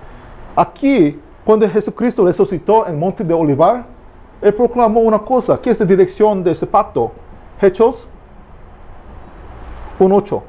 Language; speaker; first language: Spanish; non-native, learner; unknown